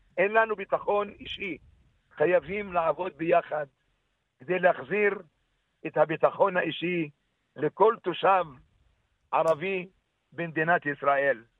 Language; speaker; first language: Hebrew; non-native, local second language; Arabic